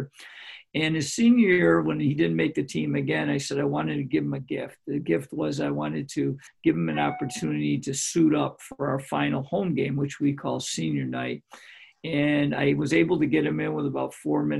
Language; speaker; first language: English; native; English